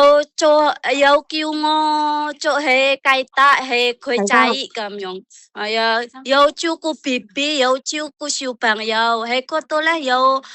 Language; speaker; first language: Chinese; non-native, learner; Indonesian